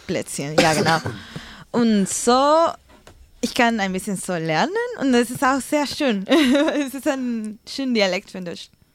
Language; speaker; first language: German; non-native, learner; Spanish